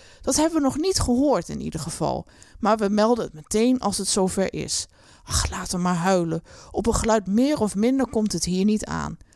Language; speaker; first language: Dutch; native; Dutch